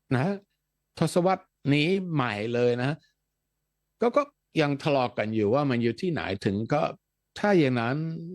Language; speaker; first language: Thai; non-native, fluent; Dutch